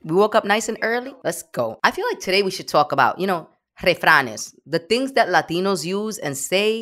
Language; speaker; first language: English; early bilingual, other home language; Spanish